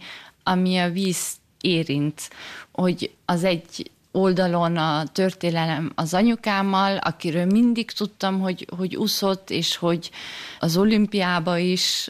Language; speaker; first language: Hungarian; early bilingual, heritage; German